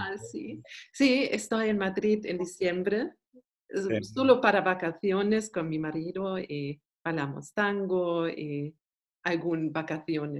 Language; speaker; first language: Spanish; non-native, learner; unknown